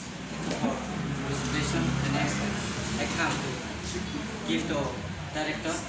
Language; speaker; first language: English; non-native, learner; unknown